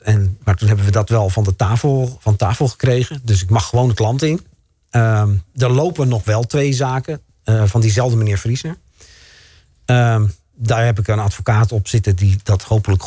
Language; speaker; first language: Dutch; native; Dutch